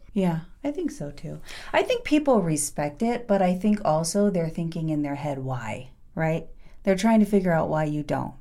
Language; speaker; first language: English; native; English